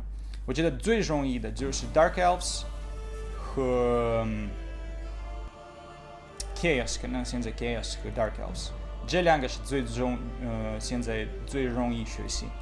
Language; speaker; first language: Chinese; non-native, learner; Russian